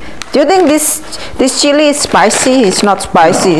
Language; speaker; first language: English; non-native, learner; Javanese